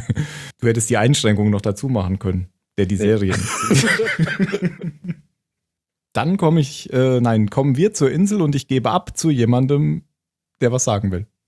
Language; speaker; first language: German; native; German